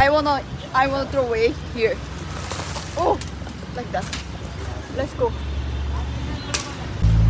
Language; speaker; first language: English; non-native, learner; Korean